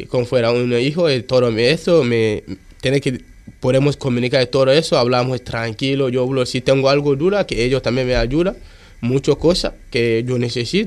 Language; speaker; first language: Spanish; non-native, learner; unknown